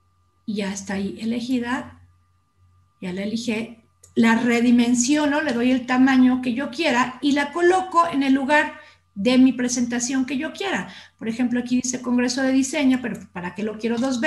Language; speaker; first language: Spanish; native; Spanish